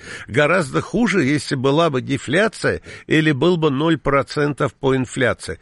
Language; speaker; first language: Russian; native; Russian